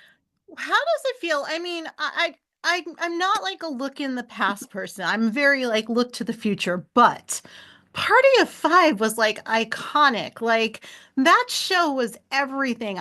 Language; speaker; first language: English; native; English